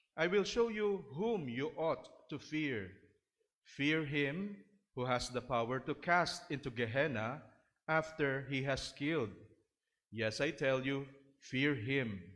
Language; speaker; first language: English; non-native, local second language; Filipino